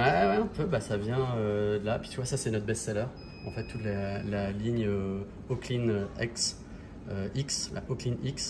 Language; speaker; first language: French; native; French